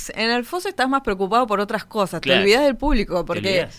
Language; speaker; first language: Spanish; native; Spanish